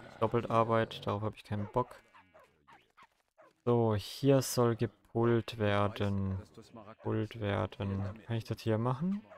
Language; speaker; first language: German; native; German